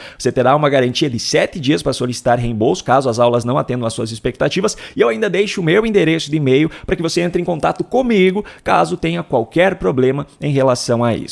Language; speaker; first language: Portuguese; native; Portuguese